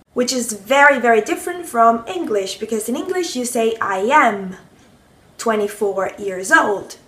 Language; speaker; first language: English; non-native, fluent; Italian